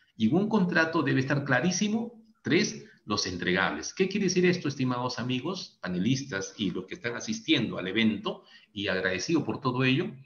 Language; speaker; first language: Spanish; native; Spanish